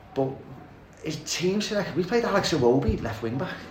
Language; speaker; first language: English; native; English